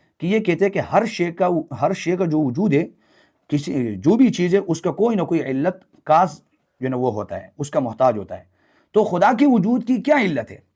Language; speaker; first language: Urdu; non-native, local second language; Pashto